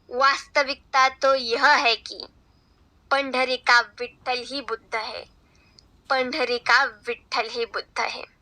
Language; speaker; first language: Hindi; non-native, local second language; Marathi